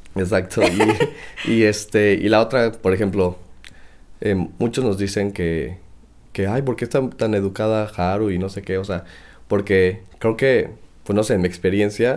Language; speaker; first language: Spanish; native; Spanish